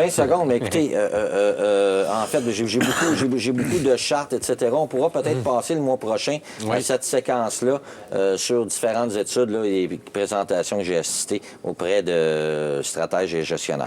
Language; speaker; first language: French; native; French